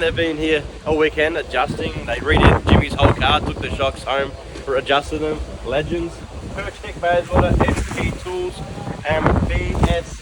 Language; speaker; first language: English; native; English